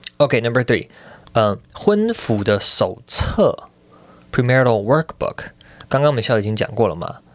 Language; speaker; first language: Chinese; native; Chinese